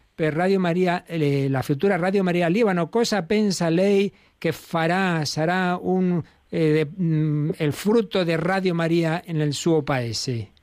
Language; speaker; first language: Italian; non-native, learner; Spanish